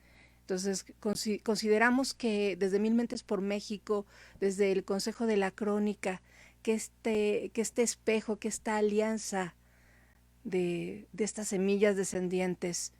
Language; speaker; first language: Spanish; native; Spanish